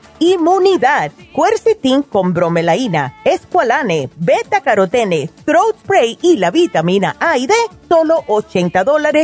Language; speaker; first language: Spanish; native; Spanish